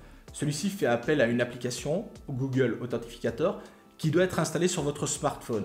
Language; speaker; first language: French; native; French